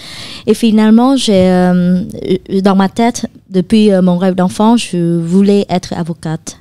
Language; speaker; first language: French; non-native, fluent; Khmer